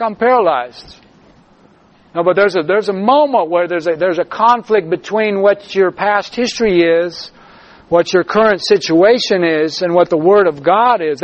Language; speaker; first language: English; native; English